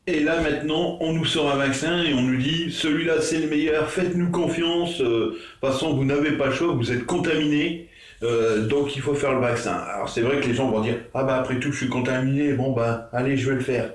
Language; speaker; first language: French; native; French